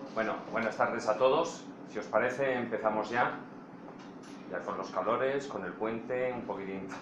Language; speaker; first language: Spanish; native; Spanish